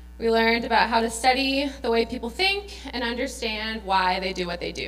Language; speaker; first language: English; native; English